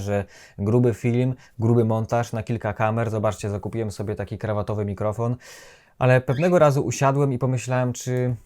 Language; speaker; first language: Polish; native; Polish